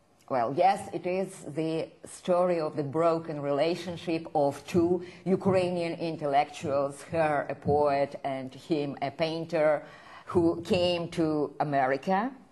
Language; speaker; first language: English; non-native, fluent; Ukrainian